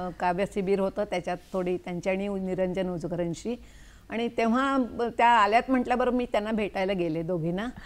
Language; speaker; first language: Marathi; non-native, local second language; Kannada